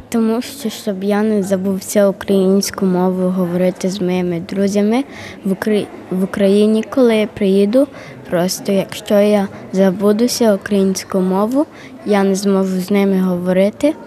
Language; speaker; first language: Ukrainian; early bilingual, heritage; Ukrainian